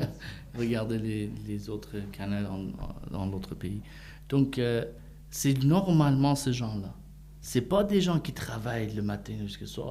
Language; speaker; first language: French; non-native, fluent; Persian